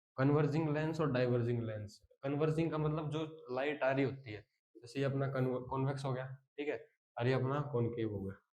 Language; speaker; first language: Hindi; native; Hindi